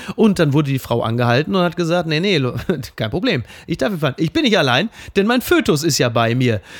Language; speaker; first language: German; native; German